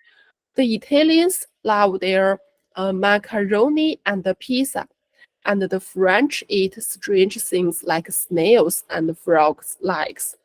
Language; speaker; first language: English; non-native, learner; Chinese